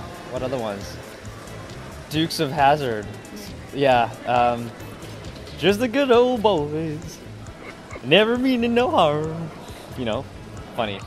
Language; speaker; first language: English; early bilingual, other home language; Cantonese